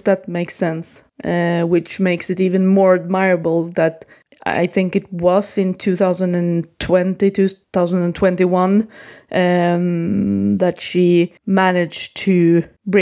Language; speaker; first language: English; non-native, fluent; Swedish